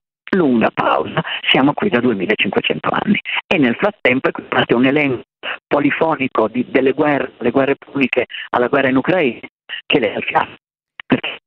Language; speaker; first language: Italian; native; Italian